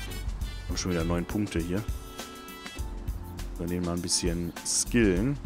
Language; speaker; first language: German; native; German